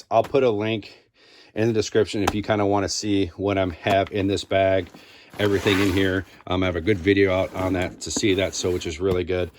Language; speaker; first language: English; native; English